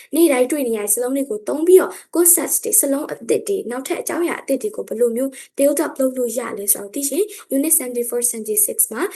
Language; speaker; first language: Burmese; native; Burmese